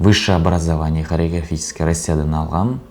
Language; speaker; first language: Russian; non-native, local second language; Kyrgyz